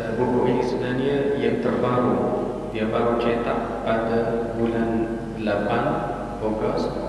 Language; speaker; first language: Malay; non-native, fluent; Arabic